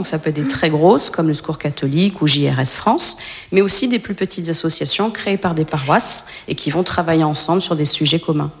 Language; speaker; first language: French; native; French